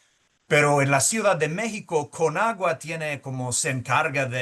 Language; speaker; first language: Spanish; early bilingual, heritage; Spanish